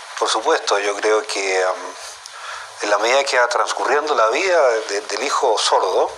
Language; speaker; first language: Spanish; native; Spanish